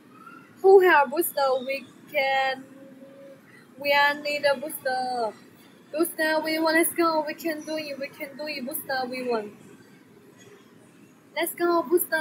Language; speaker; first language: English; non-native, learner; Chinese